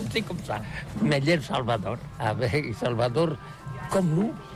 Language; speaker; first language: French; non-native, learner; Catalan